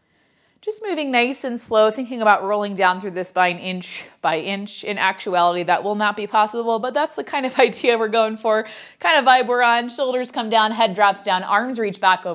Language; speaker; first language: English; native; English